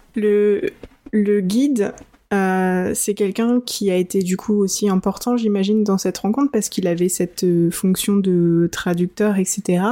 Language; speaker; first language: French; native; French